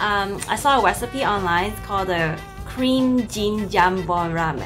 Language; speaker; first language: English; non-native, local second language; Cantonese